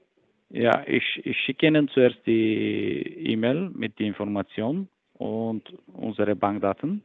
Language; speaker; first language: German; non-native, fluent; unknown